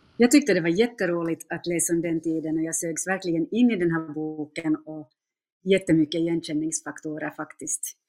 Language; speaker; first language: Swedish; native; Swedish